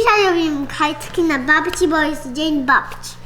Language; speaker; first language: Polish; early bilingual, heritage; Polish